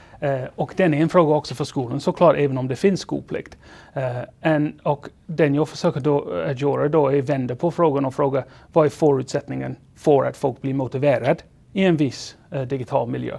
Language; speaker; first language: Swedish; non-native, fluent; English